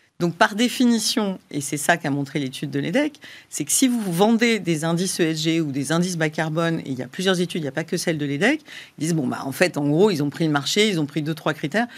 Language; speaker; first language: French; native; French